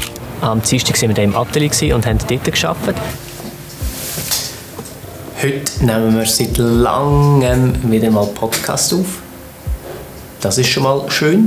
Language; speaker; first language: German; native; German